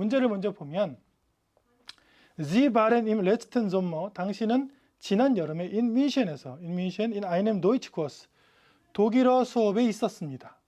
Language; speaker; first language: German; non-native, fluent; Korean